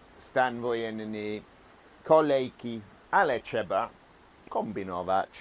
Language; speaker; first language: Polish; non-native, fluent; English